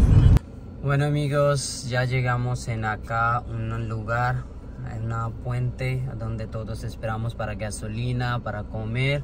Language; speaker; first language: Spanish; non-native, learner; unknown